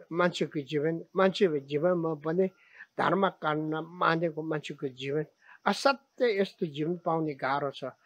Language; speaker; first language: Nepali; non-native, local second language; Tibetan